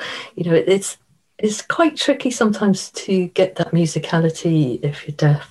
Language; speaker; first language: English; native; English